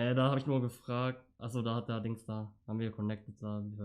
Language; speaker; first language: German; native; German